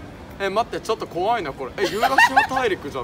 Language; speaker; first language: Japanese; native; Japanese